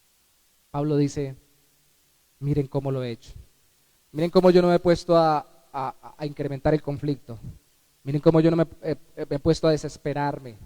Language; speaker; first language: Spanish; native; Spanish